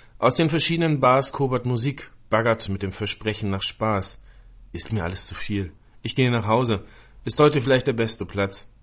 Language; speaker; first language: German; native; German